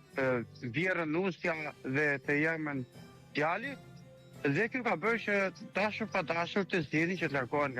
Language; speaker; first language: Albanian; native; Albanian